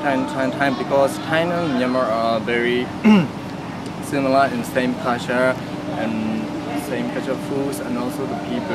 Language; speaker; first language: English; non-native, learner; Burmese